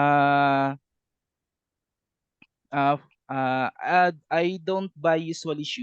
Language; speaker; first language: English; non-native, learner; Cebuano